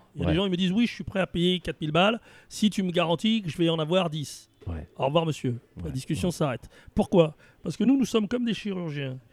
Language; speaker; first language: French; native; French